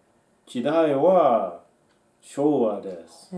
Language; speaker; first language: Japanese; non-native, learner; English